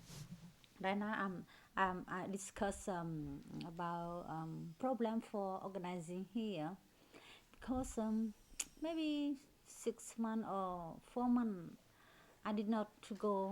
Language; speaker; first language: English; non-native, learner; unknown